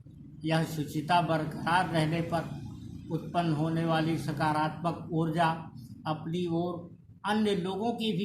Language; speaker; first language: Hindi; native; Hindi